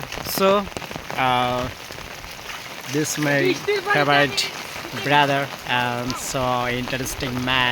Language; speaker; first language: English; non-native, learner; Bangla